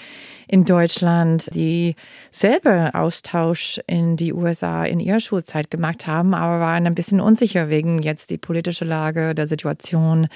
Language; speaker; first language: German; non-native, fluent; English